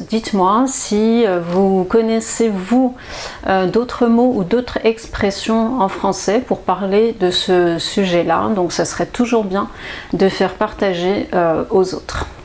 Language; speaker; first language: French; native; French